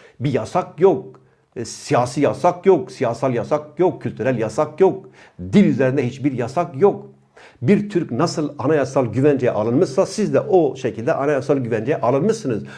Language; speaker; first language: Turkish; non-native, local second language; Kurdish